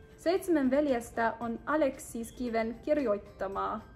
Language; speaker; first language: Finnish; non-native, learner; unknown